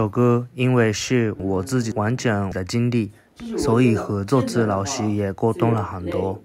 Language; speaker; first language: Chinese; non-native, fluent; Japanese